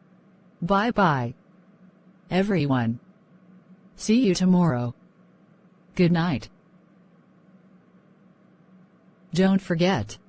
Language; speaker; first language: English; non-native, learner; Khmer